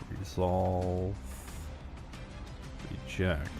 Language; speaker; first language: English; native; English